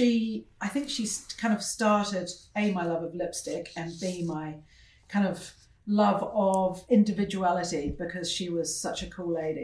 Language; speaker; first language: English; native; English